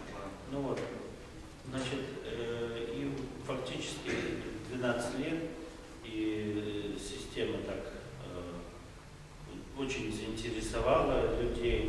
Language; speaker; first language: Russian; native; Russian